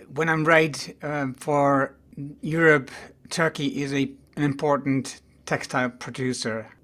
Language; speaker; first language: English; non-native, fluent; Dutch